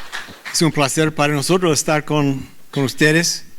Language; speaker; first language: Spanish; non-native, learner; English